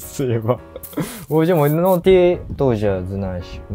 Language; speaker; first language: Russian; non-native, learner; Japanese